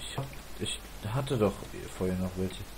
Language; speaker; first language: German; native; German